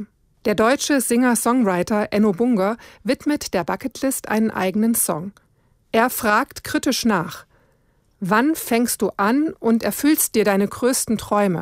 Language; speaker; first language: German; native; German